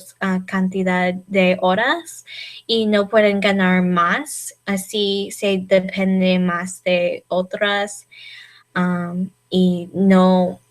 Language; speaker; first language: Spanish; non-native, learner; English